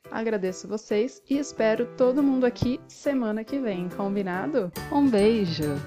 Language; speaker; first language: Portuguese; native; Portuguese